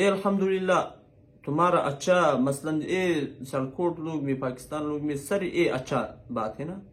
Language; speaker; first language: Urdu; non-native, local second language; Pashto